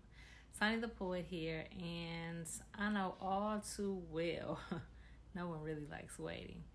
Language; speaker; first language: English; native; English